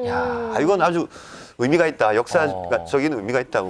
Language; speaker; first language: Korean; native; Korean